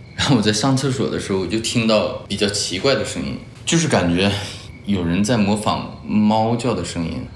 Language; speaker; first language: Chinese; native; Chinese